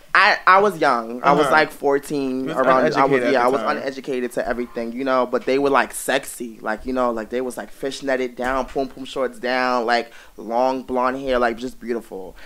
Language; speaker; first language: English; native; English